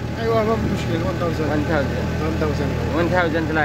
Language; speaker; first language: Arabic; non-native, learner; Filipino